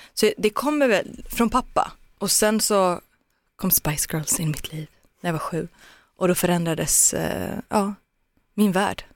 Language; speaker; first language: Swedish; early bilingual, other home language; Turoyo